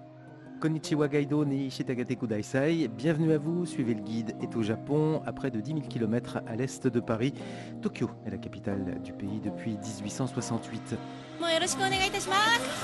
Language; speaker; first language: French; native; French